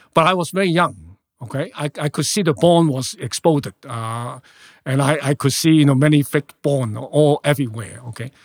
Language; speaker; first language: English; non-native, local second language; Cantonese